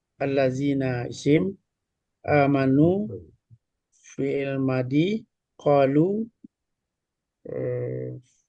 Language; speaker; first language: Arabic; non-native, learner; Indonesian